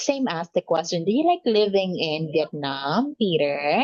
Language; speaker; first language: English; non-native, local second language; Filipino